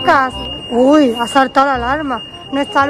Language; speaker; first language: Spanish; native; Spanish